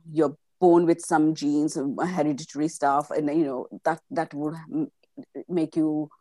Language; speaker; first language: English; non-native, local second language; Gujarati